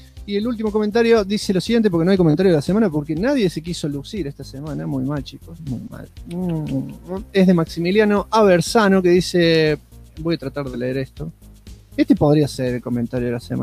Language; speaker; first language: Spanish; native; Spanish